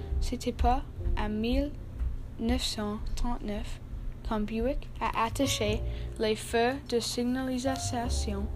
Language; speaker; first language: French; non-native, learner; English